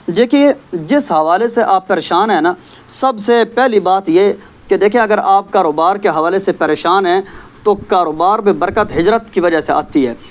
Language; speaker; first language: Urdu; non-native, local second language; Punjabi